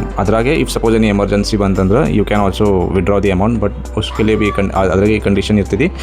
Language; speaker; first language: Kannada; early bilingual, heritage; Kannada